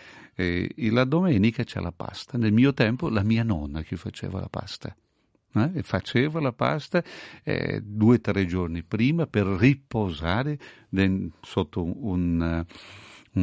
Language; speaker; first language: Italian; non-native, fluent; Portuguese